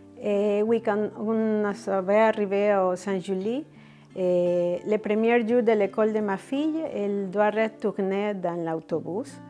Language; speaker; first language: French; non-native, fluent; Spanish